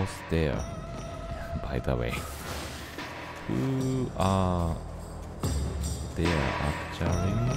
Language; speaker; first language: English; non-native, learner; Japanese